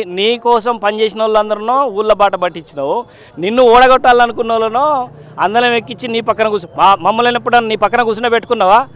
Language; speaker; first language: Telugu; native; Telugu